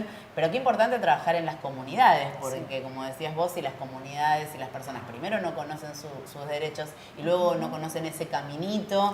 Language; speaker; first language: Spanish; native; Spanish